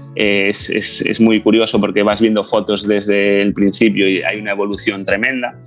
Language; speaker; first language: Spanish; native; Spanish